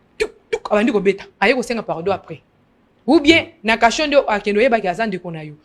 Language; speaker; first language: Lingala; non-native, local second language; Luba-Lulua